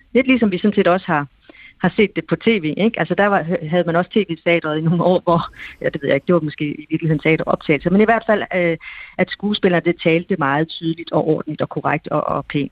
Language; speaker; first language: Danish; native; Danish